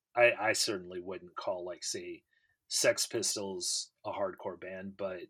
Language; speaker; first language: English; native; English